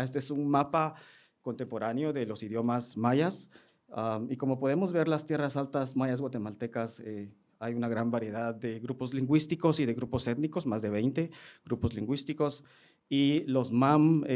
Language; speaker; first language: Spanish; native; Spanish